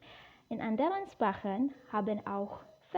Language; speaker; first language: German; non-native, learner; Indonesian